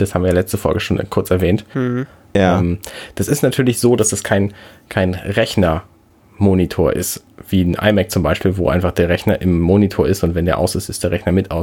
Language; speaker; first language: German; native; German